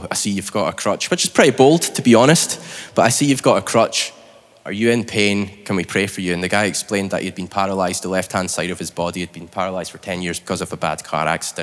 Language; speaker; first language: English; native; English